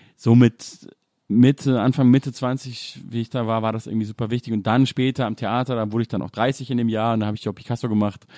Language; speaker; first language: German; native; German